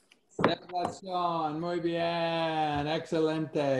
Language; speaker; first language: Spanish; non-native, fluent; English